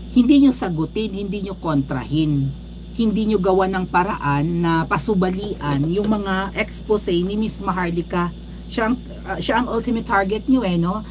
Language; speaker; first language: Filipino; native; Filipino